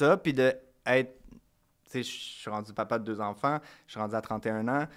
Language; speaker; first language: French; native; French